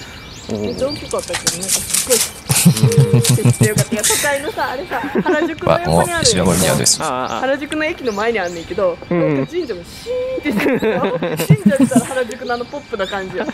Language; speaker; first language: Japanese; native; Japanese